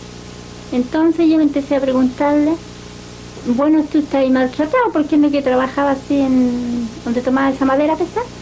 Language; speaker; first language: Spanish; native; Spanish